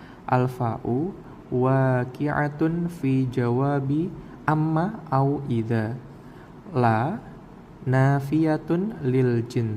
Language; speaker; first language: Arabic; non-native, learner; Indonesian